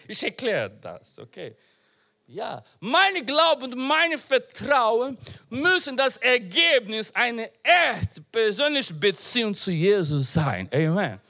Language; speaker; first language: German; non-native, learner; Portuguese